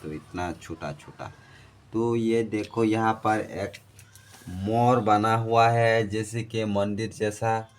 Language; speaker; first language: Hindi; non-native, local second language; Kok Borok